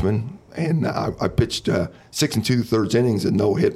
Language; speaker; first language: English; native; English